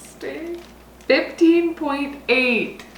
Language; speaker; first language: English; native; English